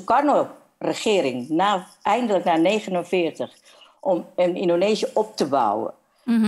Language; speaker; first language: Dutch; non-native, fluent; Indonesian